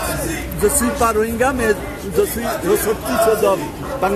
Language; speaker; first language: French; non-native, fluent; Bangla